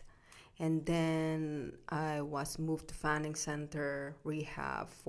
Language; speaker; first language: English; non-native, local second language; Filipino